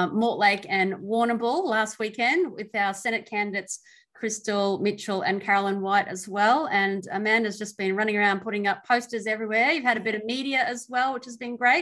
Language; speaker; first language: English; native; English